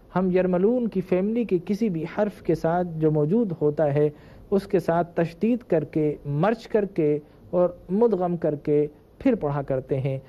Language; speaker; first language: Urdu; native; Urdu